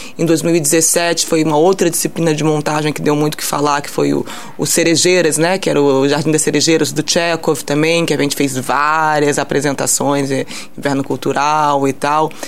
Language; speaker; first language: Portuguese; early bilingual, heritage; Portuguese